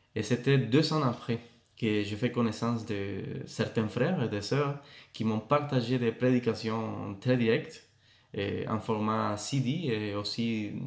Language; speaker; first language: French; non-native, fluent; Spanish